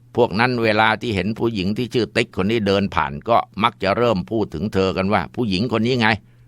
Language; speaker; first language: Thai; native; Thai